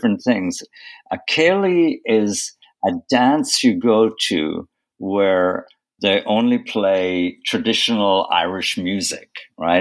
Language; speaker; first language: English; native; English